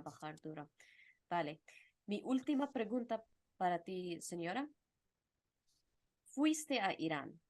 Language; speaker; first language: Spanish; non-native, fluent; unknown